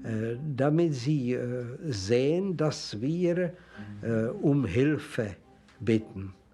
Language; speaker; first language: German; non-native, fluent; Czech